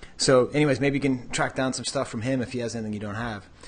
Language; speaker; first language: English; native; English